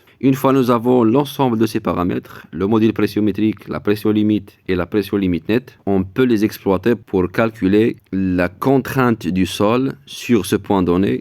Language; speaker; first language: French; non-native, local second language; Arabic